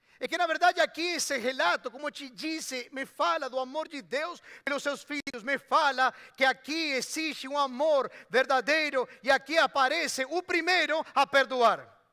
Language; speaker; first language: Portuguese; non-native, fluent; Spanish